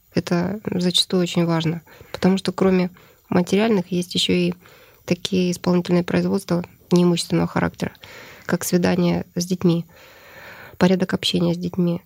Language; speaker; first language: Russian; native; Russian